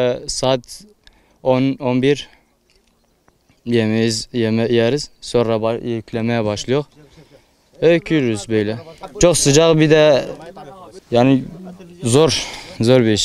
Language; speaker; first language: Turkish; non-native, learner; Arabic